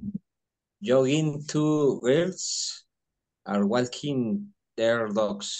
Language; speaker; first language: English; non-native, learner; Spanish